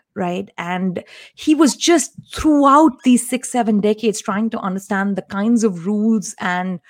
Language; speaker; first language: English; non-native, local second language; Tamil